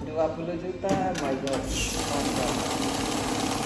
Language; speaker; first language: Indonesian; non-native, learner; Urdu